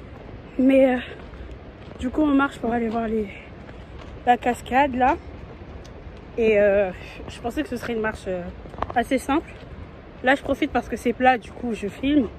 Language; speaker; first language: French; native; French